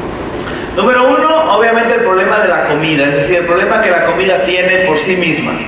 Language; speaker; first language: Spanish; native; Spanish